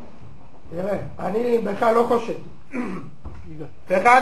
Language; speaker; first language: Hebrew; native; Hebrew